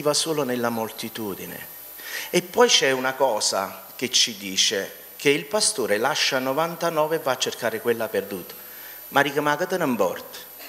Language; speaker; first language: Italian; native; Italian